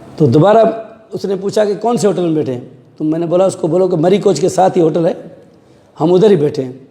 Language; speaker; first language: Urdu; non-native, local second language; Sindhi